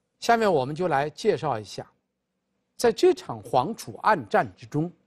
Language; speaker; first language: Chinese; native; Chinese